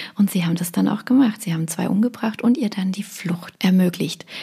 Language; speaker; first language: German; native; German